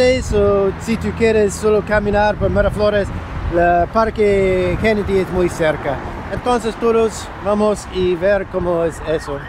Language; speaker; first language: Spanish; non-native, learner; English